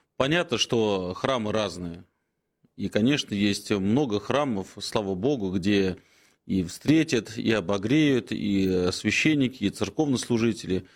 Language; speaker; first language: Russian; native; Russian